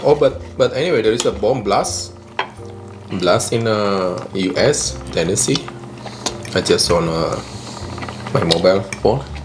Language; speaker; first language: English; non-native, fluent; Indonesian